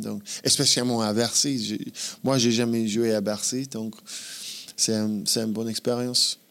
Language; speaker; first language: French; non-native, fluent; English